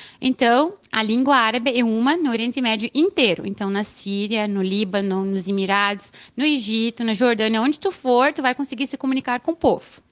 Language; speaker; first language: Portuguese; non-native, fluent; Arabic